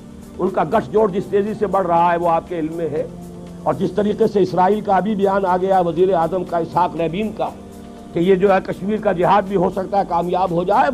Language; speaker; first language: Urdu; native; Urdu